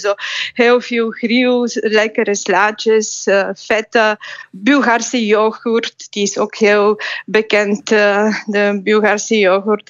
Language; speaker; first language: Dutch; non-native, fluent; Bulgarian